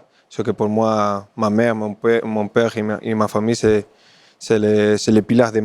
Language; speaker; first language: French; non-native, fluent; Spanish